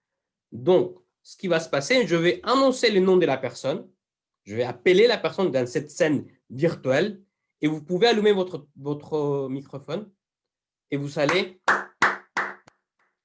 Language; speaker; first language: French; non-native, fluent; Spanish